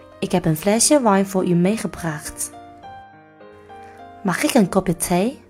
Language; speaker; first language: Dutch; non-native, learner; Chinese